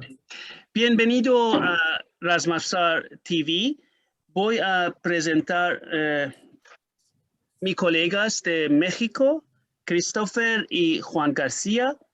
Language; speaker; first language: Spanish; non-native, fluent; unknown